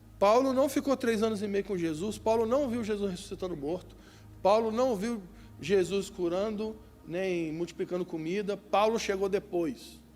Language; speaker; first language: Portuguese; native; Portuguese